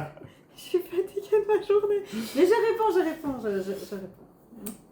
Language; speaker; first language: French; native; French